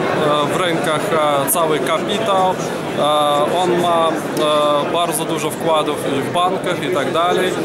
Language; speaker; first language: Polish; non-native, fluent; Ukrainian